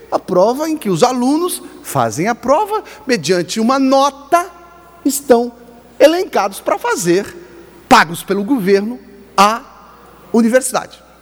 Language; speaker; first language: Portuguese; native; Portuguese